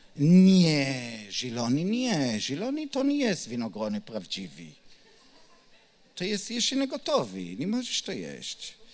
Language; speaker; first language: Polish; non-native, learner; Hebrew